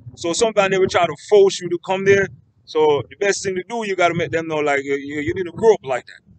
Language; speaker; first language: English; native; English